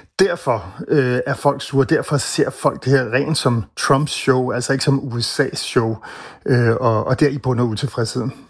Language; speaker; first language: Danish; native; Danish